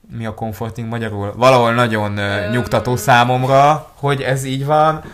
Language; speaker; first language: Hungarian; early bilingual, other home language; Hebrew